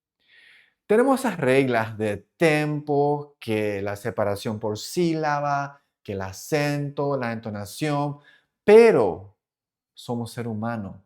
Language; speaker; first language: Spanish; non-native, fluent; Japanese